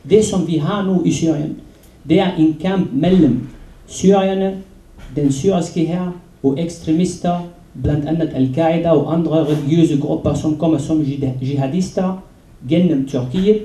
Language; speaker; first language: Danish; non-native, fluent; Arabic